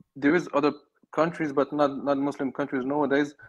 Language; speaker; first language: English; non-native, fluent; Arabic